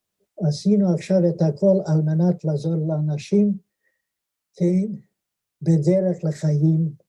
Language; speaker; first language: Hebrew; non-native, fluent; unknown